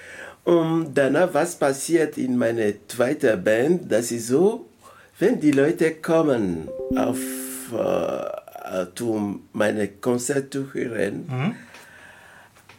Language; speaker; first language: German; non-native, learner; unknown